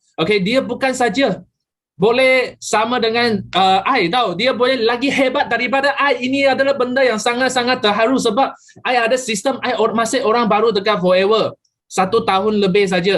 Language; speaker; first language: Malay; native; Malay